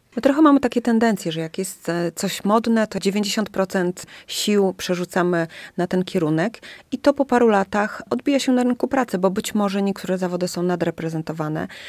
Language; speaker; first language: Polish; native; Polish